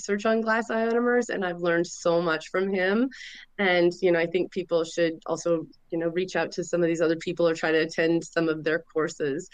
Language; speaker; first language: English; native; English